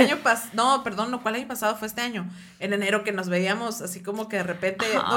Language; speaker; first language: Spanish; native; Spanish